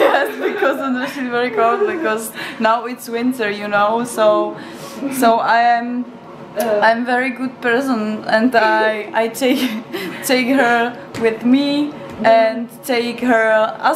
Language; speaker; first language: English; non-native, learner; Czech